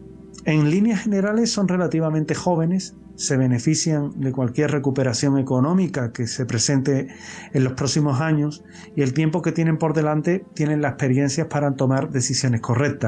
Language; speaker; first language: Spanish; native; Spanish